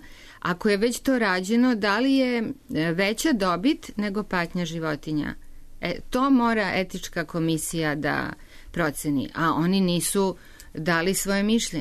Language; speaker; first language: Serbian; native; Serbian